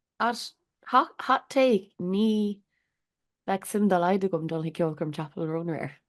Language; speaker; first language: Irish; native; Irish